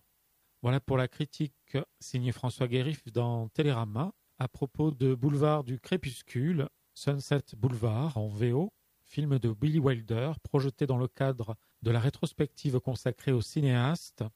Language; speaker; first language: French; native; French